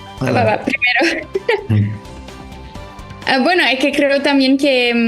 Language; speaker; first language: Spanish; non-native, fluent; French